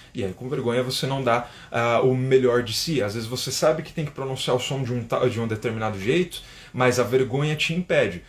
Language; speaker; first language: Portuguese; native; Portuguese